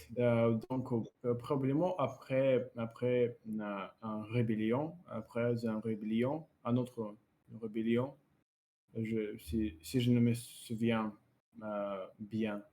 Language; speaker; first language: French; non-native, learner; Russian